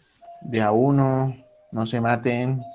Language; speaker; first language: Spanish; native; Spanish